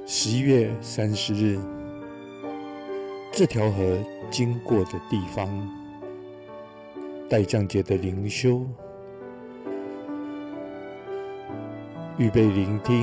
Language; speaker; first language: Chinese; native; Chinese